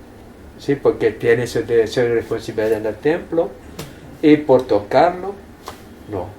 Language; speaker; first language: Spanish; non-native, fluent; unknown